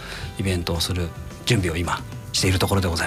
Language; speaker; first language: Japanese; native; Japanese